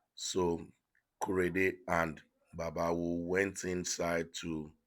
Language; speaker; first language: English; non-native, local second language; Yoruba